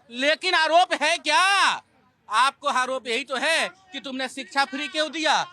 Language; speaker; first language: Hindi; native; Hindi